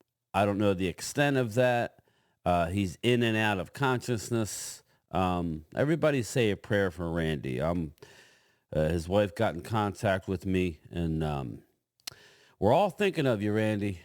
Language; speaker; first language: English; native; English